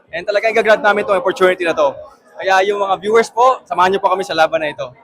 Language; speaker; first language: Filipino; native; Filipino